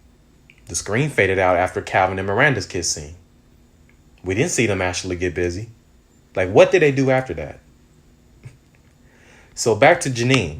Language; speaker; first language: English; native; English